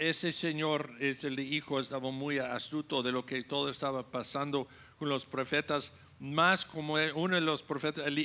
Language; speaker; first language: Spanish; non-native, learner; English